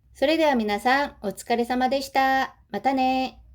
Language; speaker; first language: Japanese; non-native, fluent; Korean